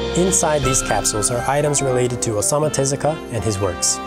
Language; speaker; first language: English; native; English